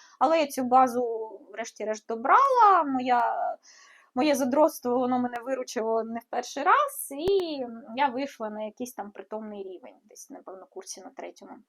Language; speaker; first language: Ukrainian; non-native, local second language; Russian